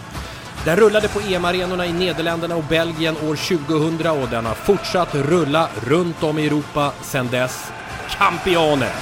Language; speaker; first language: Swedish; native; Swedish